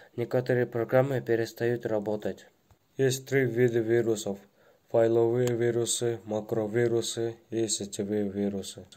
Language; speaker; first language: Russian; non-native, local second language; Kyrgyz